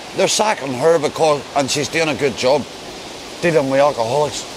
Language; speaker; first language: English; native; English